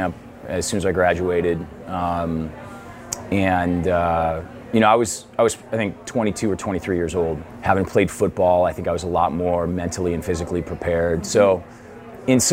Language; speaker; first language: English; native; English